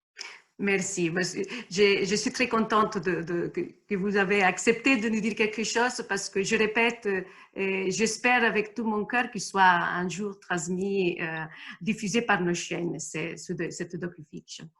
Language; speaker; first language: French; non-native, fluent; Italian